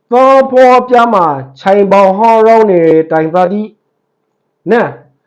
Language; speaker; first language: Burmese; native; Burmese